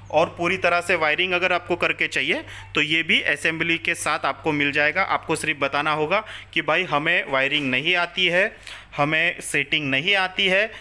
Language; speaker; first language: Hindi; non-native, local second language; Marathi